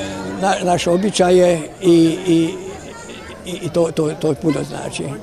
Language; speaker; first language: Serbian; non-native, local second language; Hungarian